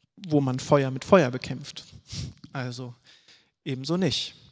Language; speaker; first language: German; native; German